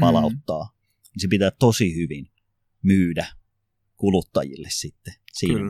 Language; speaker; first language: Finnish; native; Finnish